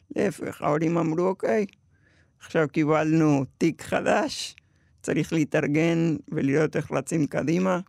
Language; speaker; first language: Hebrew; early bilingual, other home language; Spanish